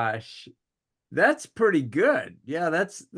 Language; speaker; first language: English; native; English